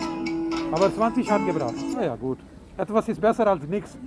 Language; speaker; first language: German; non-native, fluent; Urdu